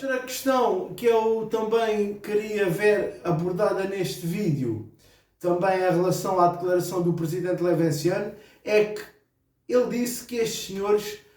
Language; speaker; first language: Portuguese; native; Portuguese